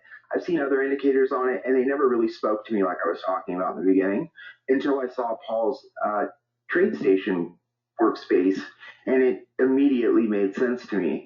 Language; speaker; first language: English; native; English